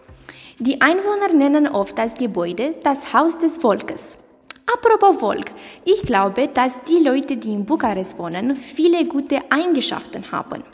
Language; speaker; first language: German; non-native, learner; Romanian